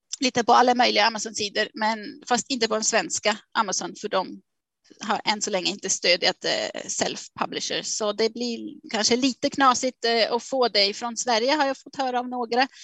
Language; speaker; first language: Swedish; non-native, fluent; Swiss German